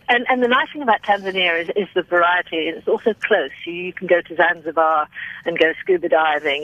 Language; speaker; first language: English; native; English